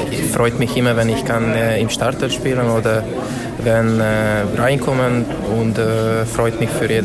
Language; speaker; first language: German; non-native, learner; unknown